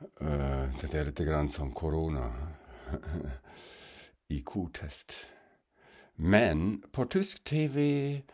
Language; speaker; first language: Swedish; non-native, fluent; German